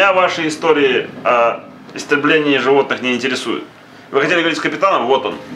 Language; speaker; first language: Russian; native; Russian